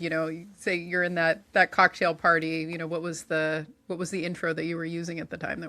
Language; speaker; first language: English; native; English